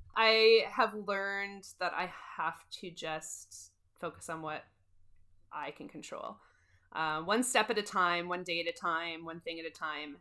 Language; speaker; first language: English; native; English